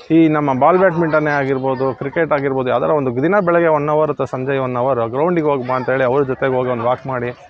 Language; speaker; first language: Kannada; native; Kannada